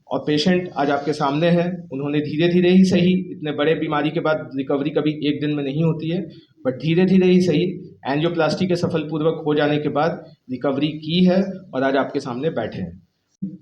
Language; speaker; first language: Hindi; native; Hindi